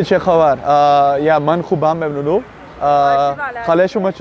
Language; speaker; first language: Persian; non-native, learner; Dutch